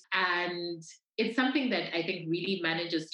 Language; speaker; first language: English; non-native, local second language; Bemba